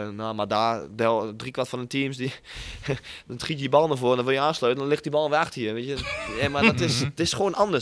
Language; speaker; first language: Dutch; native; Dutch